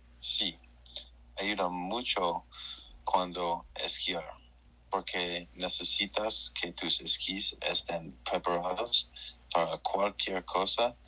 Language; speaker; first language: Spanish; non-native, learner; English